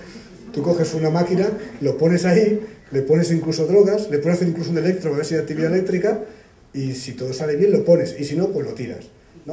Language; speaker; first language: Spanish; native; Spanish